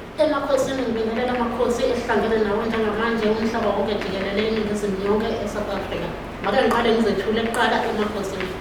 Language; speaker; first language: Zulu; non-native, local second language; Xhosa